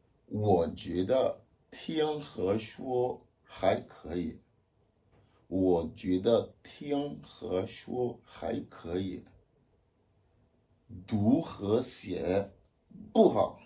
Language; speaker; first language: Chinese; non-native, learner; French